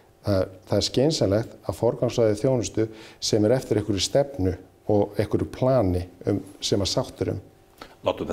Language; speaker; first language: Icelandic; native; Icelandic